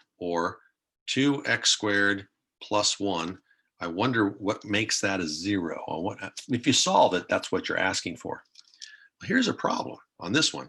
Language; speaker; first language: English; native; English